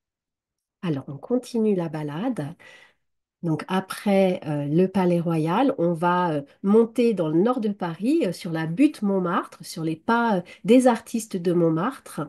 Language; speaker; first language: French; native; French